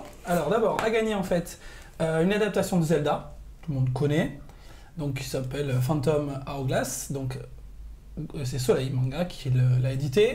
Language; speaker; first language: French; native; French